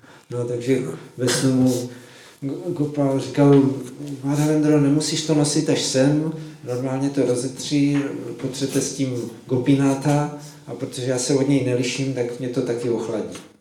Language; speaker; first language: Czech; native; Czech